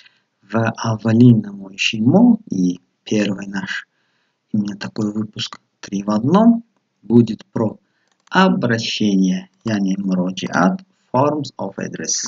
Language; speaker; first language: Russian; non-native, local second language; Tajik